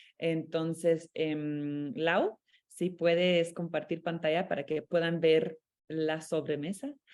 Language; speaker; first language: Spanish; non-native, fluent; Romanian